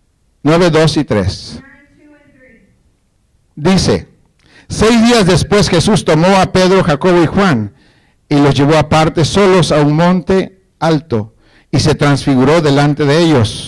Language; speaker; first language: Spanish; native; Spanish